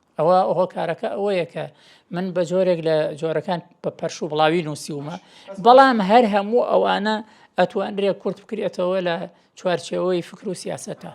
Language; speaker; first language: Central Kurdish; non-native, local second language; Gurani